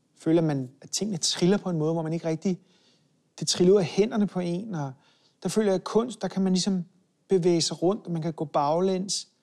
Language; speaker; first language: Danish; early bilingual, other home language; Hebrew